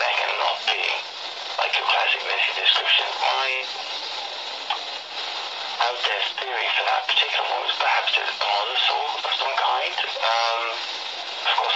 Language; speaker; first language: English; native; English